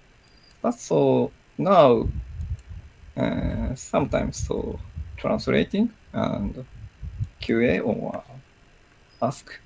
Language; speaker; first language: English; non-native, learner; Japanese